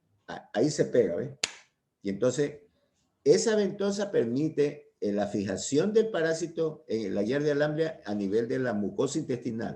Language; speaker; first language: Spanish; native; Spanish